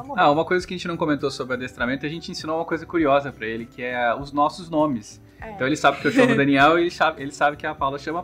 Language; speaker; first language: Portuguese; native; Portuguese